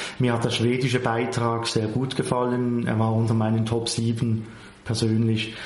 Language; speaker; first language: German; native; German